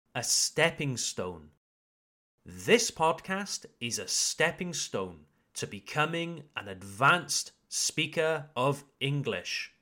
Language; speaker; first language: English; native; English